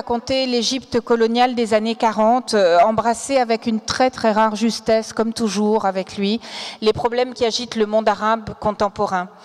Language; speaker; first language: French; native; French